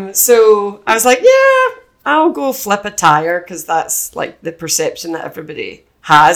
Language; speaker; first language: English; native; English